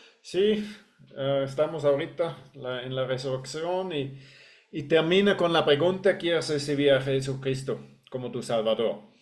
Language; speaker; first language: Spanish; non-native, fluent; English